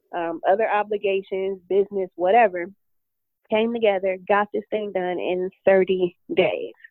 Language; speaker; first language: English; native; English